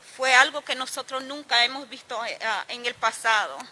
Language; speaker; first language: Spanish; early bilingual, heritage; Spanish